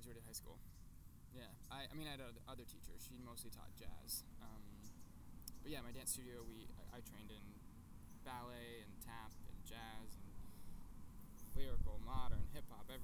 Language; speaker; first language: English; native; English